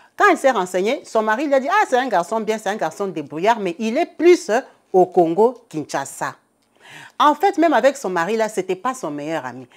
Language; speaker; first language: French; non-native, local second language; Lingala